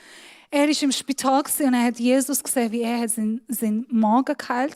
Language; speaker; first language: German; non-native, fluent; Persian